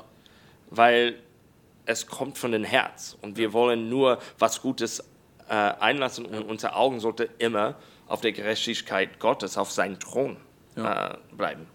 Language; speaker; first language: German; non-native, learner; English